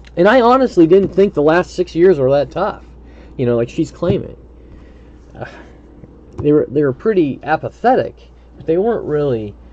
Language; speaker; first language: English; native; English